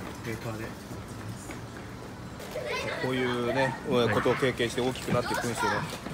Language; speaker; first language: Japanese; native; Japanese